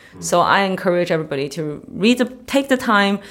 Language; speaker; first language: English; early bilingual, other home language; Chinese